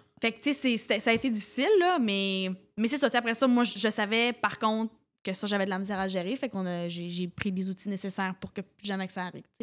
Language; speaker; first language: French; native; French